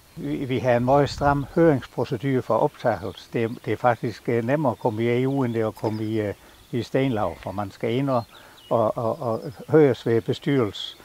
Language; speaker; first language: Danish; native; Danish